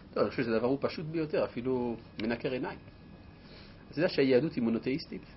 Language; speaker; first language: Hebrew; non-native, fluent; French